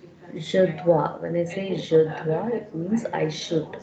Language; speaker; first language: French; non-native, learner; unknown